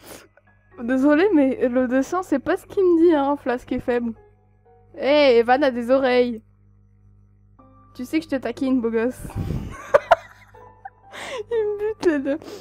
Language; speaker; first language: French; native; French